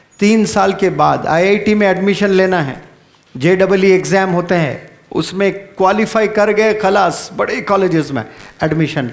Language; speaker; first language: Urdu; native; Urdu